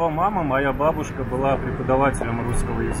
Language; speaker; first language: Russian; native; Russian